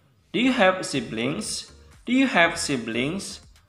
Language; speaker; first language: English; non-native, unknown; Indonesian